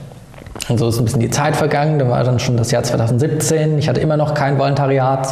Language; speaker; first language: German; native; German